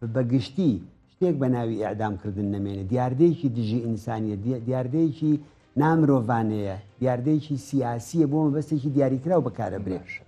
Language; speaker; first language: Central Kurdish; native; Central Kurdish